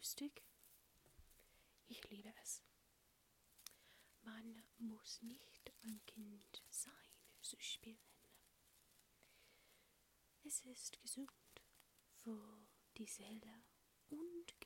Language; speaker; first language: German; non-native, learner; English